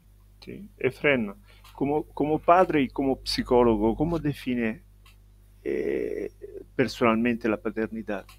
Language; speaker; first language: Spanish; non-native, fluent; Italian